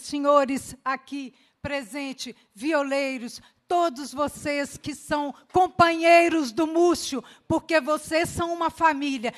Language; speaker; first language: Portuguese; native; Portuguese